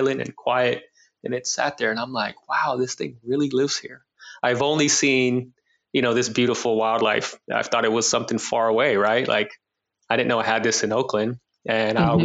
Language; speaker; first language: English; native; English